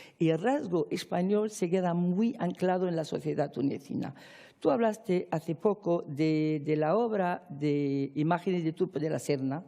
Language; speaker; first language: Spanish; non-native, fluent; Arabic